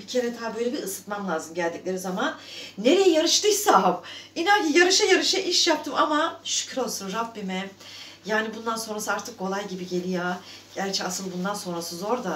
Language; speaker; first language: Turkish; native; Turkish